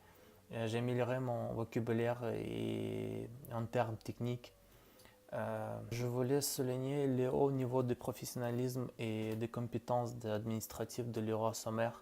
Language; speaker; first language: French; non-native, learner; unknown